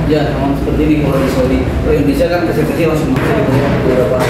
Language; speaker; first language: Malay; non-native, local second language; Sundanese